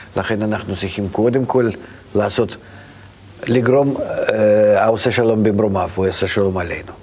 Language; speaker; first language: Hebrew; non-native, fluent; Russian